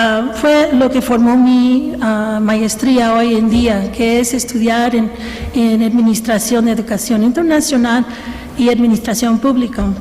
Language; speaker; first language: Spanish; early bilingual, heritage; Spanish